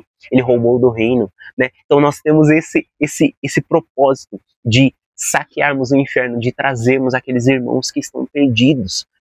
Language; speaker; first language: Portuguese; native; Portuguese